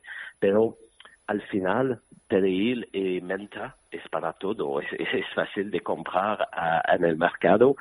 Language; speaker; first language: Spanish; non-native, learner; French